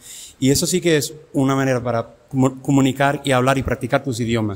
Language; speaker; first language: Spanish; non-native, fluent; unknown